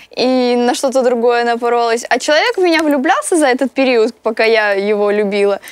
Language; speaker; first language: Russian; native; Russian